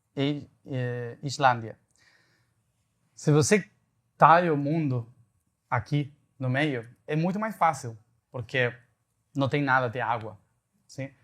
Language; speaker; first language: Portuguese; non-native, fluent; Spanish